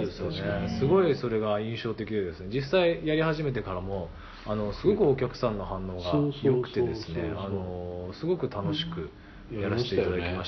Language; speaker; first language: Japanese; native; Japanese